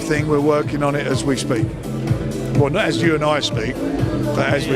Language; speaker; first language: English; native; English